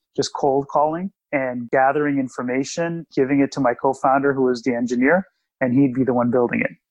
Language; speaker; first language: English; native; English